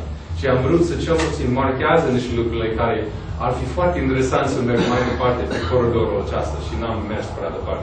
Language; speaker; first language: Romanian; non-native, fluent; English